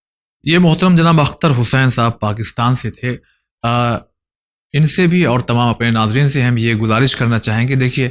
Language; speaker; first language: Urdu; native; Urdu